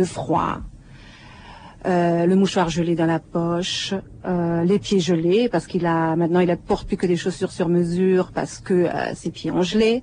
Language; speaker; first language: French; native; French